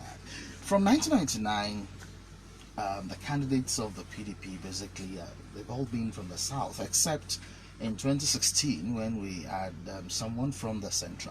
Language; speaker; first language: English; non-native, local second language; Yoruba